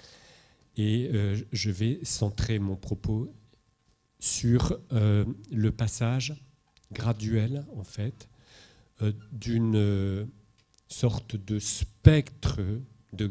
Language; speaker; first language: French; native; French